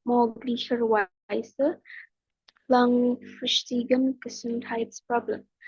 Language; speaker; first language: German; non-native, learner; Indonesian